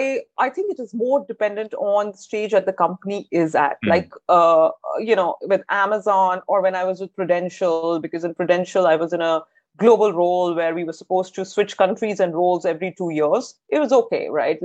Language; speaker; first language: English; non-native, local second language; Hindi